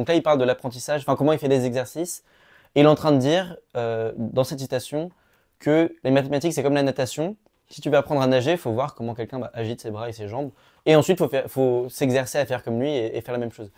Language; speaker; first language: French; native; French